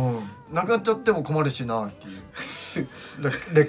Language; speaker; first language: Japanese; native; Japanese